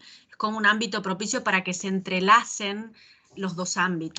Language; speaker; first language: Spanish; native; Spanish